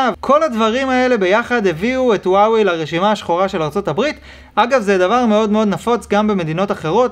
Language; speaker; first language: Hebrew; native; Hebrew